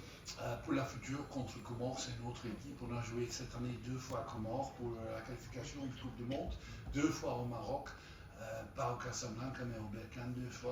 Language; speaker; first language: French; non-native, fluent; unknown